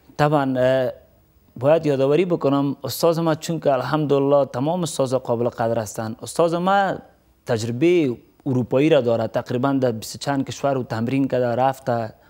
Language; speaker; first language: Persian; native; Persian